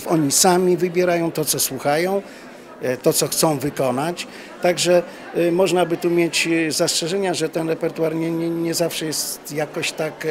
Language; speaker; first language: Polish; native; Polish